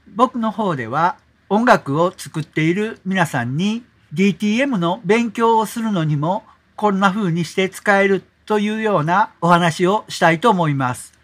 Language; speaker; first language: Japanese; native; Japanese